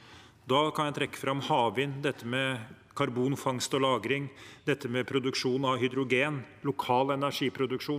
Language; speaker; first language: Norwegian; native; Norwegian